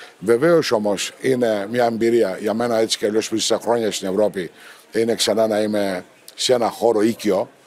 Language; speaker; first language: Greek; non-native, local second language; Turkish